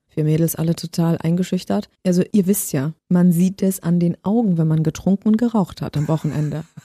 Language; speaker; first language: German; early bilingual, other home language; Polish